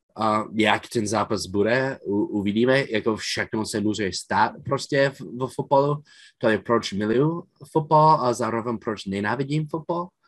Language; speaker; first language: Czech; non-native, fluent; English